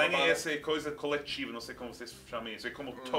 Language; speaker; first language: Portuguese; non-native, fluent; English